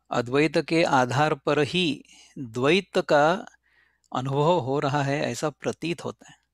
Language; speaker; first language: Hindi; native; Hindi